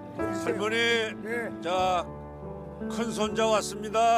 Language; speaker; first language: Korean; native; Korean